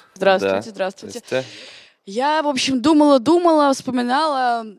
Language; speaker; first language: Russian; native; Russian